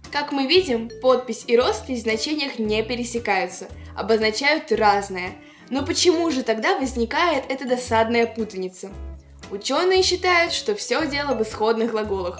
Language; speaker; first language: Russian; native; Russian